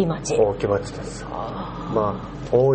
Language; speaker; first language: Japanese; non-native, learner; Korean